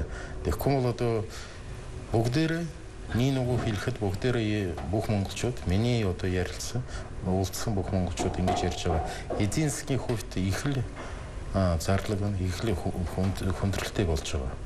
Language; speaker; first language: Mongolian; non-native, fluent; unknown